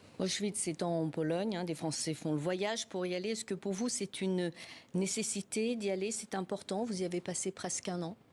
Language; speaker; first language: French; native; French